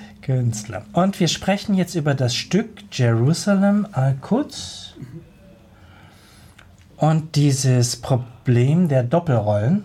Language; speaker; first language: German; native; German